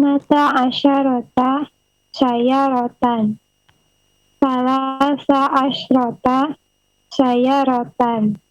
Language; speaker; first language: Arabic; non-native, learner; Indonesian